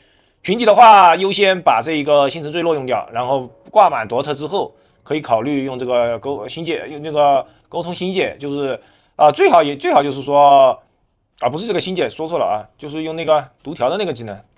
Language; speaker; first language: Chinese; native; Chinese